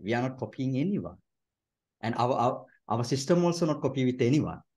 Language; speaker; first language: English; non-native, local second language; Sinhala